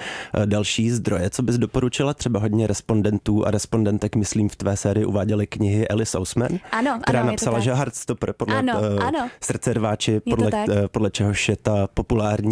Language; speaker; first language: Czech; native; Czech